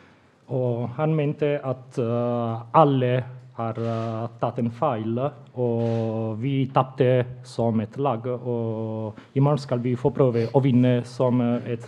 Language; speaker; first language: Norwegian; non-native, fluent; Italian